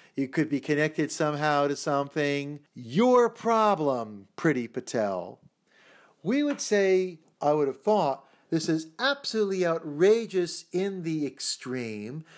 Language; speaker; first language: English; native; English